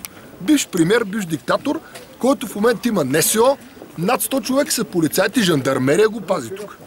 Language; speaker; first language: Bulgarian; native; Bulgarian